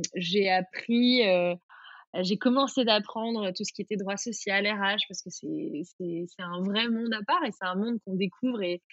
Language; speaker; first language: French; native; French